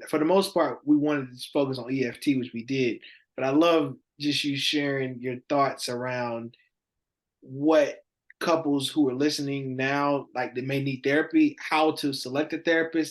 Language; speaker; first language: English; native; English